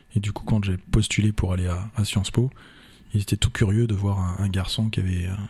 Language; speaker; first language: French; native; French